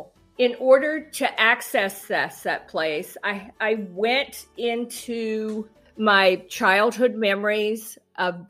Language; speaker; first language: English; native; English